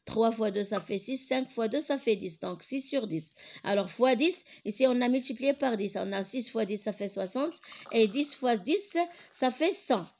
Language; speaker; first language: French; non-native, local second language; Arabic